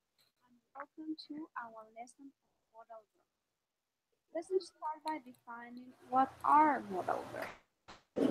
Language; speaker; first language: English; non-native, learner; Spanish